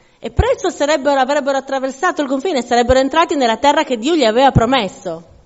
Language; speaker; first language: Italian; native; Italian